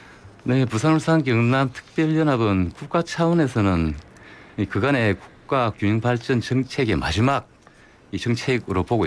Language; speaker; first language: Korean; native; Korean